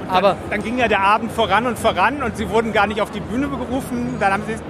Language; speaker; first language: German; native; German